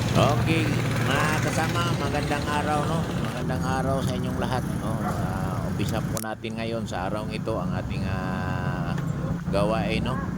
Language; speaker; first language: Filipino; non-native, local second language; Cebuano